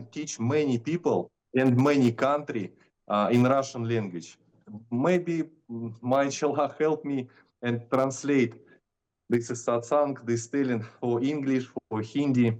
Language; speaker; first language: English; non-native, learner; Russian